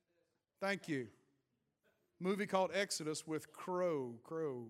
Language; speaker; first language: English; native; English